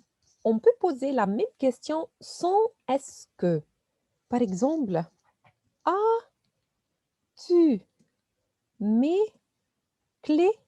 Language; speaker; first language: French; non-native, fluent; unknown